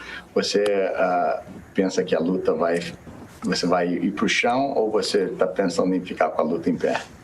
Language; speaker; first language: Portuguese; non-native, fluent; English